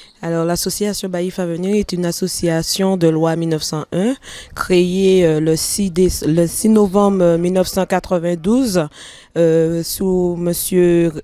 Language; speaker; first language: French; native; French